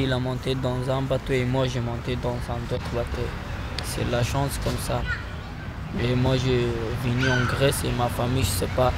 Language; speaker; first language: French; non-native, learner; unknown